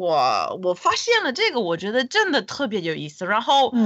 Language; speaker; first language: Chinese; non-native, fluent; English